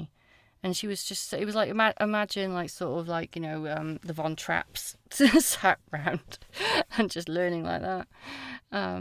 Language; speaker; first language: English; native; English